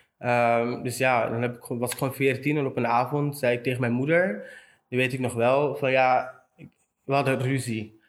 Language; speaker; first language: Dutch; early bilingual, other home language; Romany